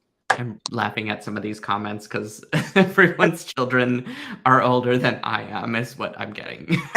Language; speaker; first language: English; native; English